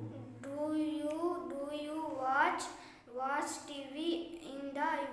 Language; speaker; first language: English; non-native, learner; Bangla